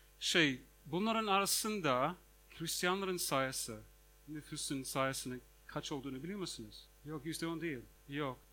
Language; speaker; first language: Turkish; non-native, fluent; English